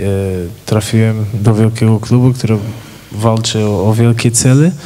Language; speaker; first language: Polish; non-native, fluent; Portuguese